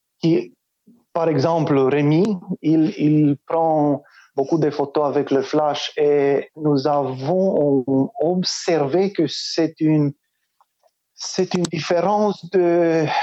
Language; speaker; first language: French; non-native, learner; Romanian